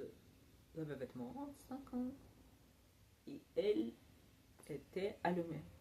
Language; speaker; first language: French; non-native, learner; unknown